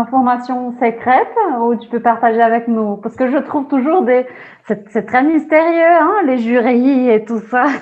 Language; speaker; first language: French; non-native, fluent; Portuguese